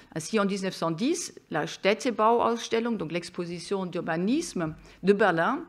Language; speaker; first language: French; non-native, fluent; German